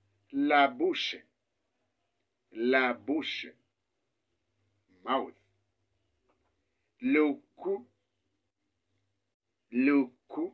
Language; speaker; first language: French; non-native, fluent; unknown